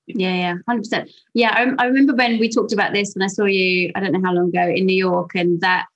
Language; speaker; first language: English; native; English